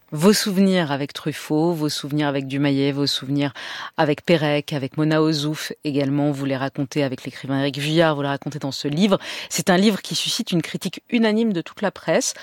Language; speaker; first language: French; native; French